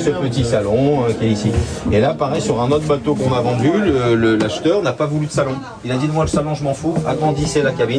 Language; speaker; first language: French; native; French